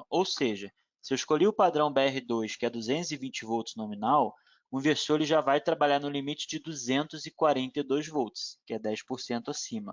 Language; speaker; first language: Portuguese; native; Portuguese